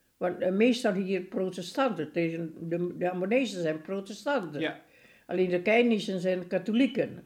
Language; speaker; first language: Dutch; non-native, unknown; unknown